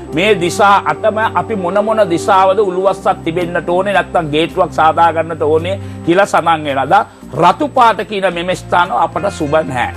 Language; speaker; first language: Sinhala; non-native, local second language; Tamil